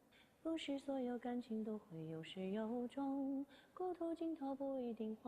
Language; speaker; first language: Chinese; native; Chinese